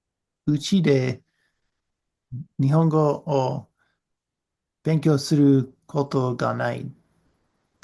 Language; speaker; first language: Japanese; non-native, learner; English